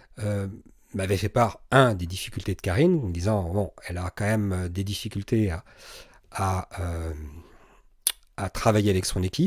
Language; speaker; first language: French; native; French